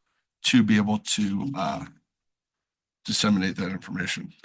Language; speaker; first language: English; native; English